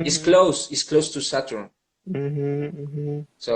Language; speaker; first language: English; non-native, learner; Spanish